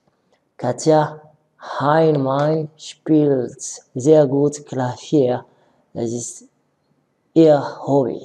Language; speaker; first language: German; non-native, learner; Arabic